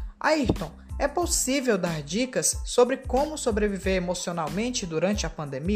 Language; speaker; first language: Portuguese; native; Portuguese